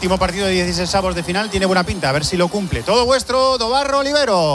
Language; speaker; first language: Spanish; native; Spanish